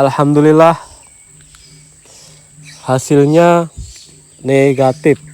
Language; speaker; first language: Indonesian; non-native, fluent; Japanese